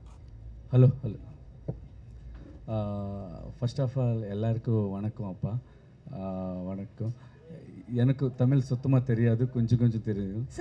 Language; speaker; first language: Tamil; non-native, learner; Telugu